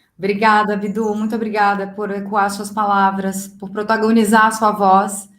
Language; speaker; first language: Portuguese; native; Portuguese